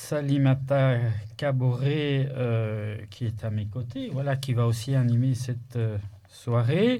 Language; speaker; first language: French; native; French